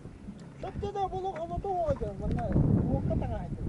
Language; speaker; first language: Russian; non-native, local second language; Yakut